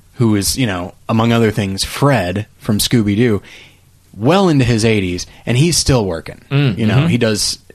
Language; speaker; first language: English; native; English